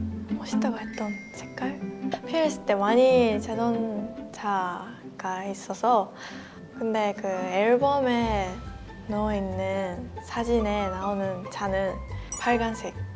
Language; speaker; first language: Korean; non-native, fluent; Japanese